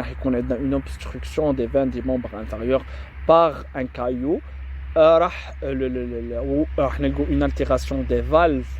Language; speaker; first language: French; non-native, local second language; Arabic